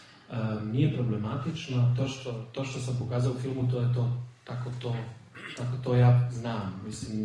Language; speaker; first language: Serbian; early bilingual, heritage; Serbian